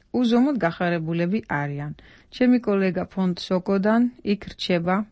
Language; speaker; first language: Georgian; non-native, fluent; Dutch